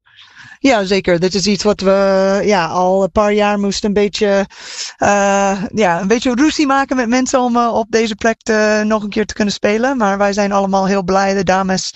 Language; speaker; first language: Dutch; non-native, fluent; English